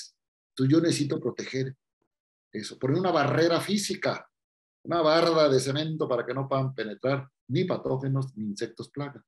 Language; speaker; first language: Spanish; native; Spanish